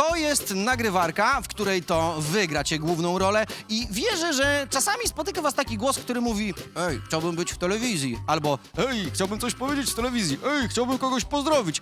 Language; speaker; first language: Polish; native; Polish